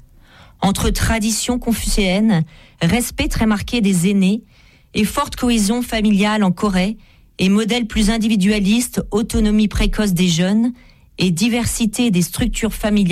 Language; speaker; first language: French; native; French